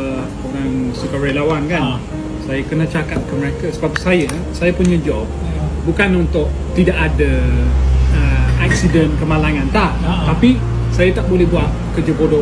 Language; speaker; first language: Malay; non-native, learner; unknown